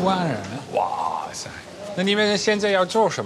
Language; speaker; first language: Chinese; non-native, fluent; Dutch